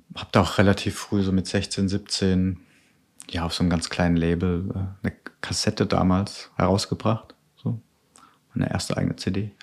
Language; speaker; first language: German; native; German